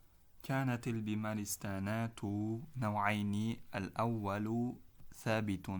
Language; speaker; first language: Arabic; non-native, fluent; Uzbek